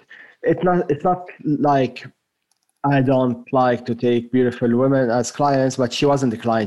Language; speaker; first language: English; non-native, fluent; French